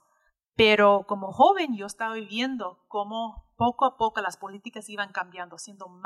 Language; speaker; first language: Spanish; early bilingual, heritage; English